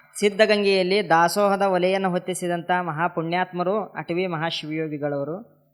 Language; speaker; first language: Kannada; native; Kannada